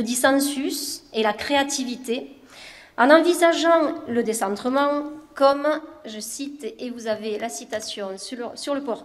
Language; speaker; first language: French; native; French